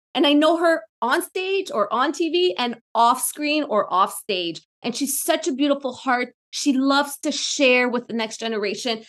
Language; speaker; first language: English; non-native, local second language; French